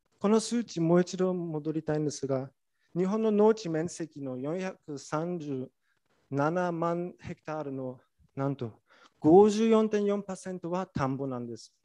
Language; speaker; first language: Japanese; non-native, fluent; German